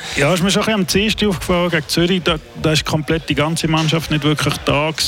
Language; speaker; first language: German; native; German